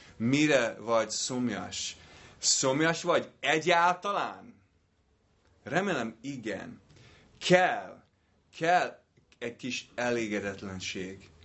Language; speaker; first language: Hungarian; non-native, fluent; English